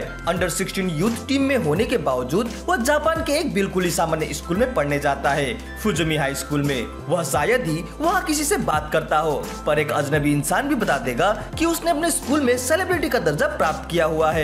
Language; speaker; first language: Hindi; native; Hindi